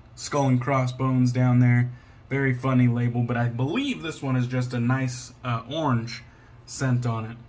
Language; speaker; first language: English; native; English